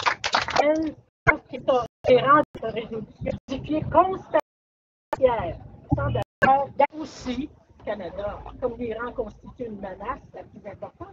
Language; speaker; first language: French; native; French